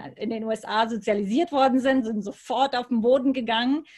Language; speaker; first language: German; native; German